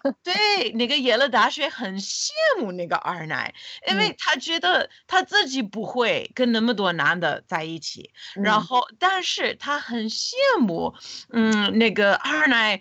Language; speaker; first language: Chinese; non-native, fluent; English